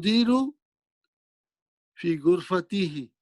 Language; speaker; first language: Arabic; non-native, fluent; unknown